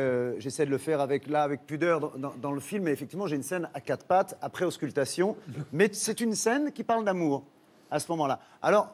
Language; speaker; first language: French; native; French